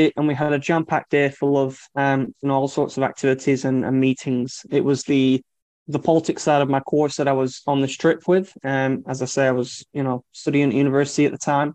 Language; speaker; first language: English; native; English